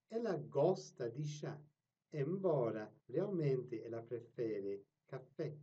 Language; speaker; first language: Portuguese; non-native, fluent; English